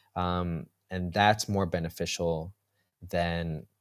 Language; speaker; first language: English; early bilingual, heritage; Spanish